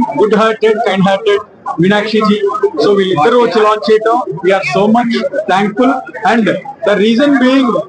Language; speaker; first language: Telugu; native; Telugu